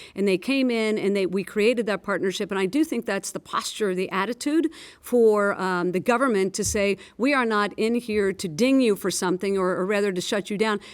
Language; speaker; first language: English; native; English